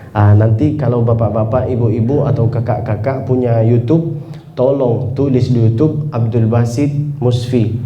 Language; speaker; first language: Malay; non-native, fluent; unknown